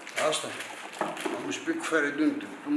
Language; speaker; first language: English; non-native, learner; Greek